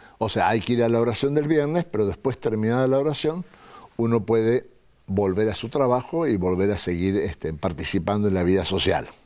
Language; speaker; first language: Spanish; native; Spanish